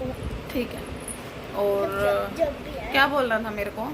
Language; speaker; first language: Hindi; native; Hindi